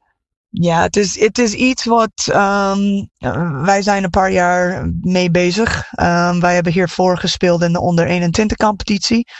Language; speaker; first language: Dutch; non-native, fluent; English